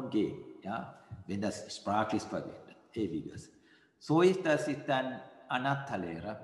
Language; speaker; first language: German; non-native, fluent; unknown